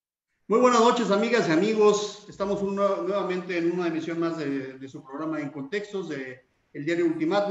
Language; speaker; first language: Spanish; native; Spanish